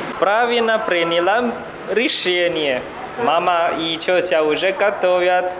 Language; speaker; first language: Russian; non-native, fluent; Chinese